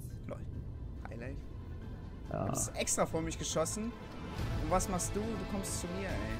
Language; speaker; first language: German; native; German